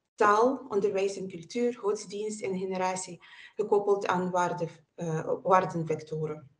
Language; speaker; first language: Dutch; non-native, fluent; Ukrainian